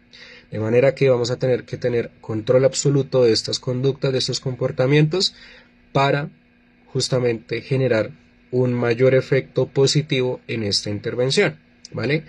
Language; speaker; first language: Spanish; native; Spanish